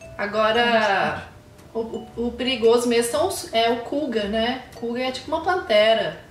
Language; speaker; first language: Portuguese; native; Portuguese